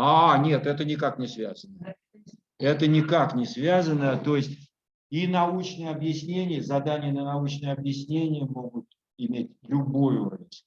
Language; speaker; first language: Russian; native; Russian